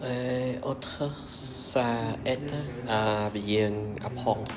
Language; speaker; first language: French; non-native, learner; Vietnamese